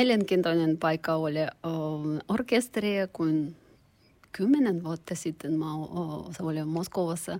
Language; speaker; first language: Finnish; non-native, learner; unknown